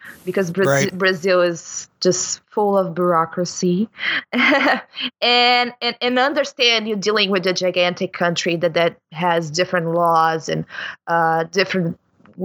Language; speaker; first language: English; non-native, fluent; Portuguese